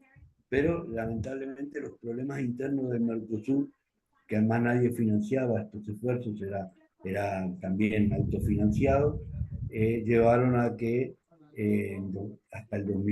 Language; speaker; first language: Spanish; native; Spanish